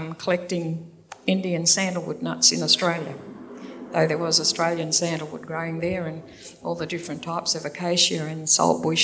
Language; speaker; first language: English; native; English